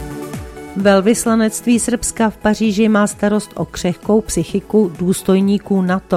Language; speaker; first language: Czech; native; Czech